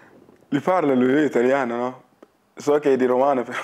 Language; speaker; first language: Italian; non-native, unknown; Wolof